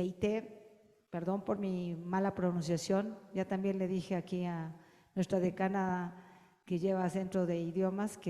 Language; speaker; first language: Spanish; native; Spanish